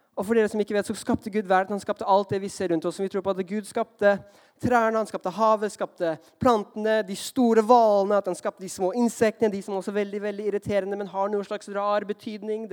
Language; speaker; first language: Norwegian; early bilingual, heritage; Norwegian